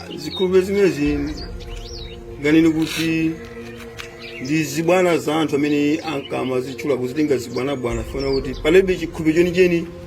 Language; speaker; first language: Nyanja; native; Nyanja